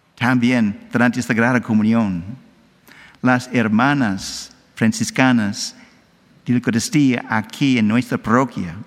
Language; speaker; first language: Spanish; non-native, learner; English